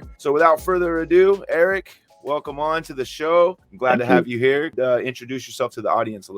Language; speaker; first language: English; native; English